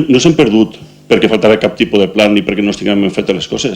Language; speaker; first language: Catalan; native; Catalan